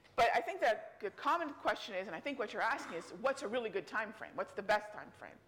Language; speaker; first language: English; native; English